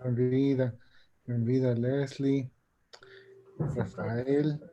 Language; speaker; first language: Portuguese; non-native, learner; Spanish